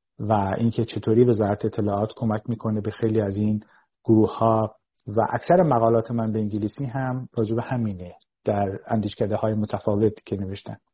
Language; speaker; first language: Persian; native; Persian